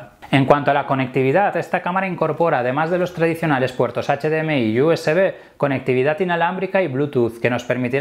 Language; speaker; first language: Spanish; native; Spanish